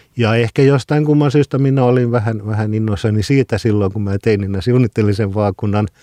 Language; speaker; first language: Finnish; non-native, local second language; Swedish